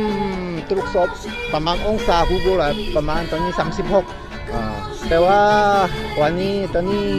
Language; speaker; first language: Thai; non-native, learner; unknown